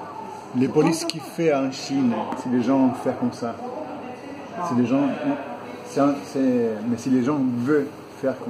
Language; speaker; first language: French; non-native, fluent; Spanish